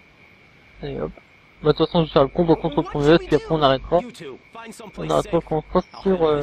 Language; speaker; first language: French; native; French